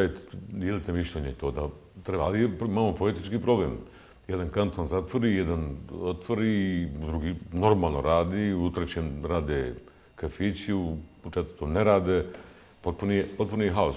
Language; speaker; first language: Serbian; native; Serbian